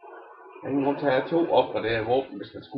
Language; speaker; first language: Danish; native; Danish